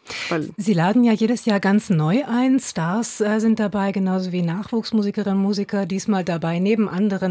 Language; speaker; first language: German; native; German